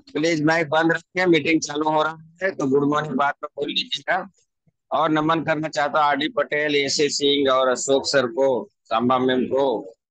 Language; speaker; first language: Hindi; native; Hindi